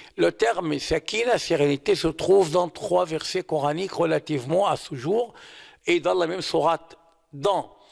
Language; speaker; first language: French; non-native, fluent; Arabic